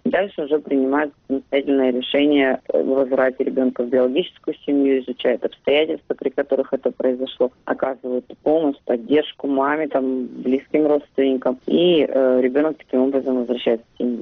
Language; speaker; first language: Russian; native; Russian